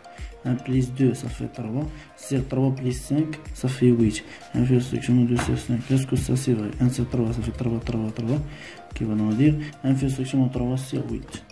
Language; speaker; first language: French; non-native, local second language; Arabic